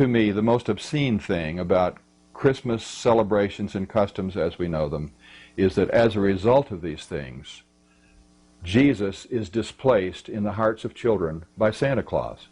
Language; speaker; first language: English; native; English